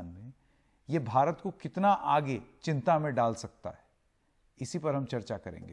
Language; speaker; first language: Hindi; native; Hindi